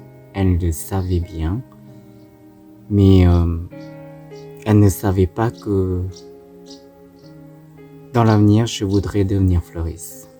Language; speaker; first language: French; non-native, fluent; Thai